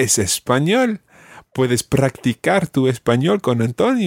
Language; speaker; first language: Spanish; non-native, fluent; English